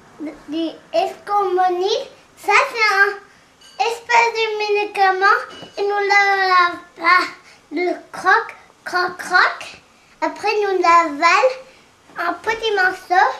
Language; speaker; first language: French; early bilingual, heritage; French